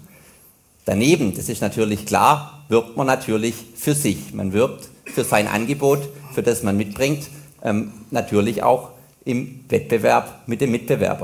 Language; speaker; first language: German; native; German